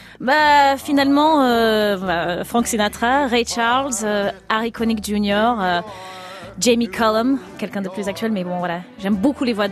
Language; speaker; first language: French; non-native, fluent; English